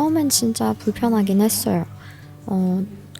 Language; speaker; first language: Korean; non-native, fluent; Persian